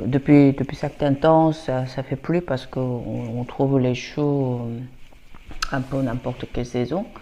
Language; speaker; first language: French; non-native, fluent; Korean